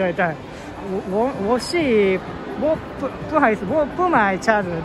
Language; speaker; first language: Chinese; non-native, learner; Japanese